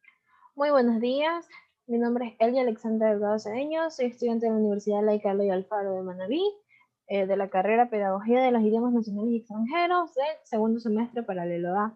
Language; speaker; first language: Spanish; native; Spanish